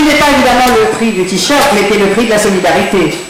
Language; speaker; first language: French; native; French